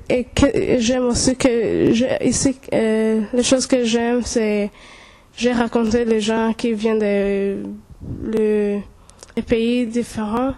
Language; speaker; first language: French; non-native, local second language; Kinyarwanda